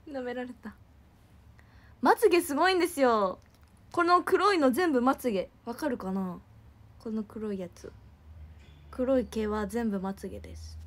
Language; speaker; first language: Japanese; native; Japanese